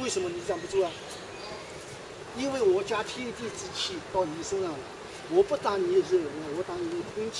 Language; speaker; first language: Chinese; native; Chinese